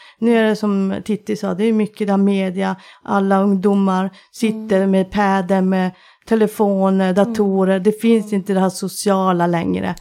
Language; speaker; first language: Swedish; early bilingual, other home language; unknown